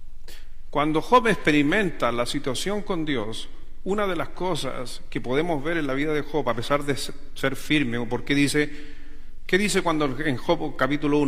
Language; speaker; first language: Spanish; native; Spanish